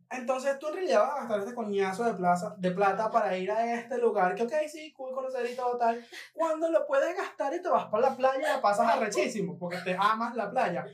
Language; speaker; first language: Spanish; native; Spanish